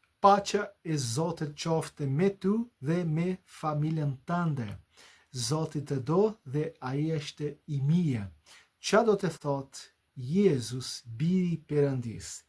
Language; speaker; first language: Albanian; non-native, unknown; Portuguese